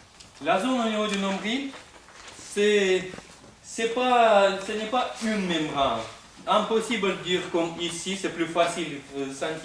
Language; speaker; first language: French; non-native, fluent; Russian